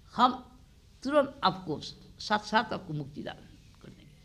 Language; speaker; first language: Hindi; non-native, local second language; Bangla